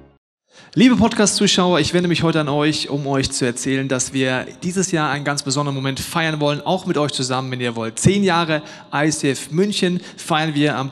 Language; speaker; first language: German; native; German